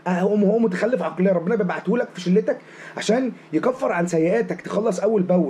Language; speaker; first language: Arabic; native; Arabic